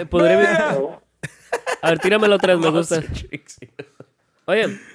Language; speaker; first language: Spanish; native; Spanish